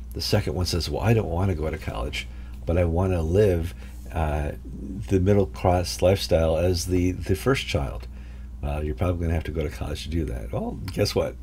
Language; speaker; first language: English; native; English